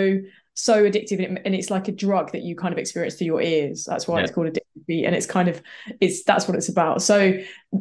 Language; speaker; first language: English; native; English